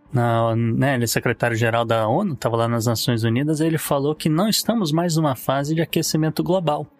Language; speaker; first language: Portuguese; native; Portuguese